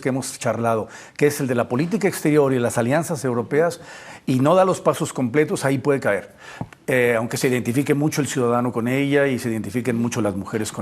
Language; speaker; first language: Spanish; native; Spanish